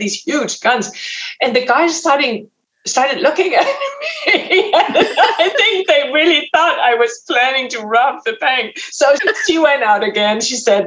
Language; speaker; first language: English; non-native, fluent; Danish